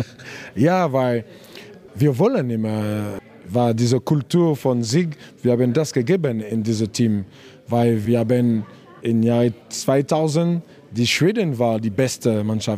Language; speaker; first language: German; non-native, learner; French